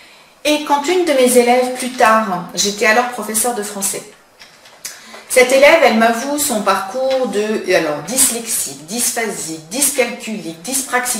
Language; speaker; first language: French; native; French